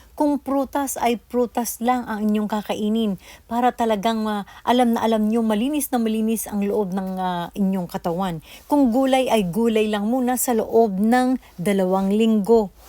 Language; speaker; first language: Filipino; native; Filipino